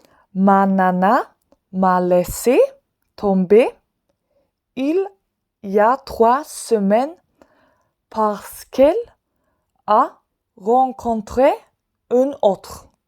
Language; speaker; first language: French; non-native, fluent; Swedish